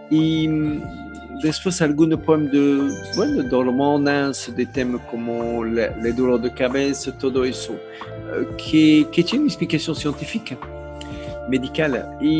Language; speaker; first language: Spanish; non-native, learner; French